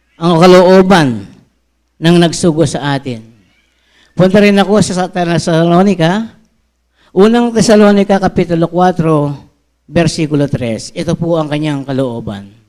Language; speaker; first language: Filipino; non-native, local second language; Pampanga